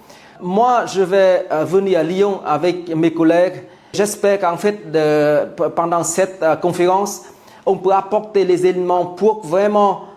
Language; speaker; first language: French; non-native, fluent; Vietnamese